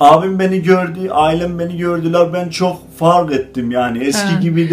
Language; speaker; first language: Turkish; non-native, fluent; Azerbaijani